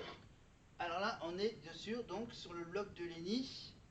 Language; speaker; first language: French; native; French